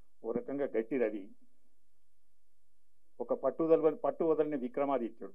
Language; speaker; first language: Telugu; native; Telugu